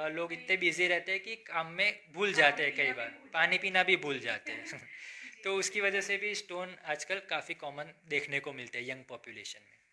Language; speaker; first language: Hindi; non-native, local second language; Gujarati